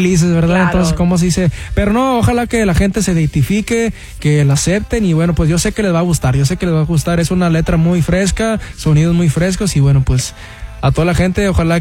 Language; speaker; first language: Spanish; early bilingual, heritage; Spanish